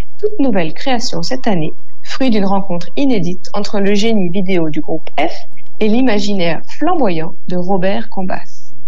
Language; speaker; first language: French; native; French